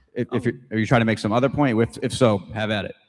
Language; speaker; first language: English; native; English